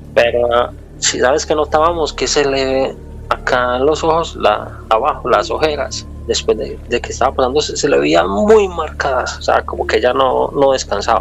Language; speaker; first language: Spanish; native; Spanish